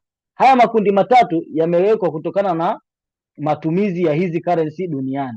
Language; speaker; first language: Swahili; native; Swahili